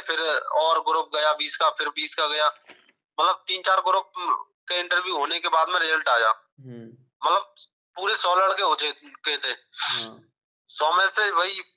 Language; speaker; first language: Hindi; native; Hindi